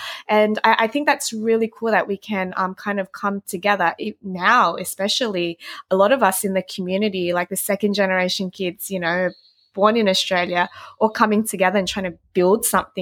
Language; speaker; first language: English; non-native, local second language; Vietnamese